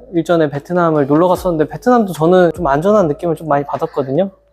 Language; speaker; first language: Korean; native; Korean